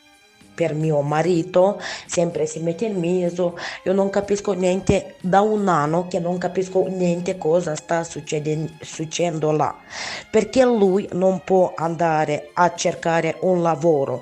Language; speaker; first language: Italian; non-native, learner; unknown